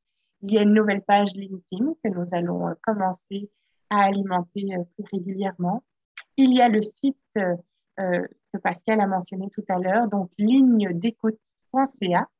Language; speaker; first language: French; native; French